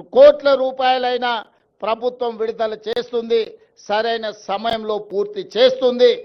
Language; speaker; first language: Telugu; native; Telugu